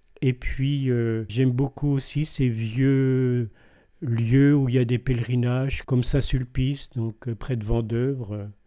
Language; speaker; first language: French; native; French